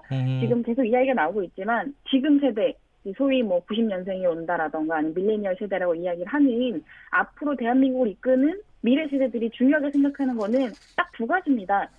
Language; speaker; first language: Korean; native; Korean